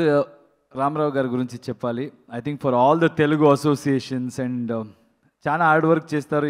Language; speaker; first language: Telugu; non-native, learner; Kannada